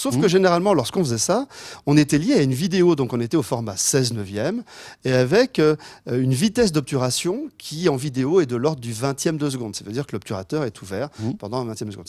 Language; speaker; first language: French; native; French